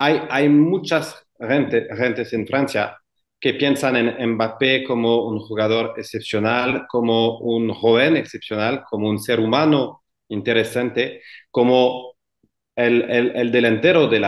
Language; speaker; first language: Spanish; non-native, fluent; French